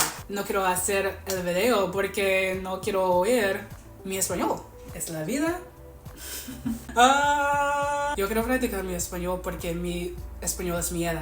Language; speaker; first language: Spanish; non-native, learner; English